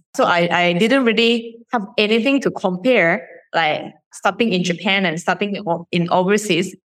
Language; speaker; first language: English; non-native, fluent; Japanese